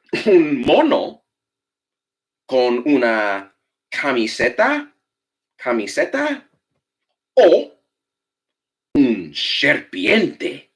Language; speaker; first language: Spanish; non-native, fluent; English